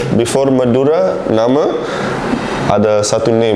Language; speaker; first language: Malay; non-native, learner; English